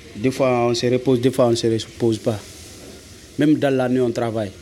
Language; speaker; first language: French; non-native, local second language; Fula